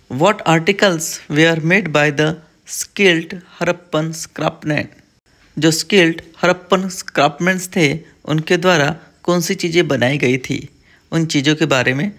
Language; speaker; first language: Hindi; non-native, local second language; Marathi